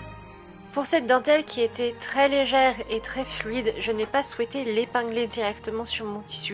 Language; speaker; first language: French; native; French